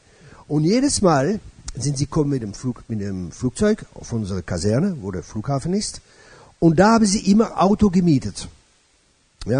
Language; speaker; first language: German; non-native, fluent; French